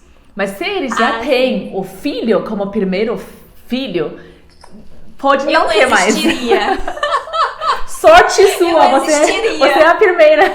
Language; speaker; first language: Portuguese; non-native, learner; Chinese